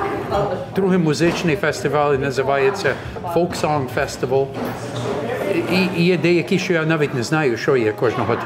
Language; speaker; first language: Ukrainian; early bilingual, heritage; English